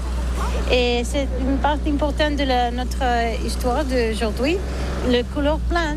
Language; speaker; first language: French; non-native, learner; Catalan